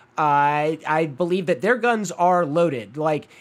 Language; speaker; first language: English; native; English